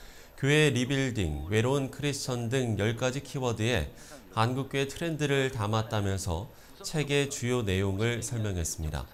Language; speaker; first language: Korean; native; Korean